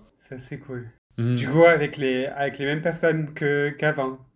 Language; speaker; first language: French; non-native, fluent; English